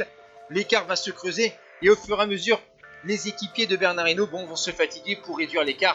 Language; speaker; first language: French; native; French